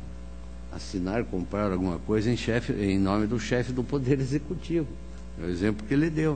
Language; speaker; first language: Portuguese; native; Portuguese